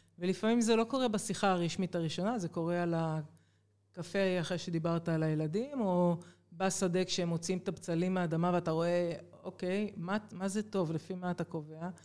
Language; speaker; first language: Hebrew; native; Hebrew